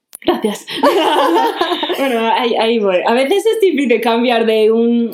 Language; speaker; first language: Spanish; non-native, fluent; English